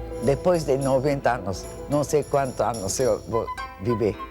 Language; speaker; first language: Portuguese; non-native, fluent; Japanese